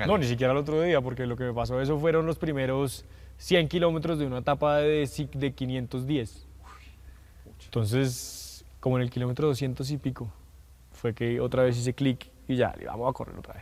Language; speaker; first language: Spanish; native; Spanish